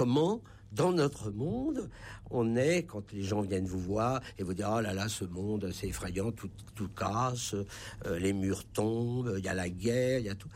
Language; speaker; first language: French; native; French